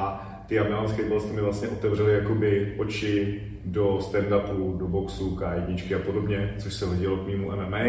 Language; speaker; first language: Czech; native; Czech